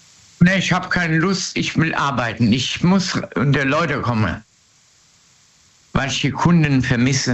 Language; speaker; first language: German; native; German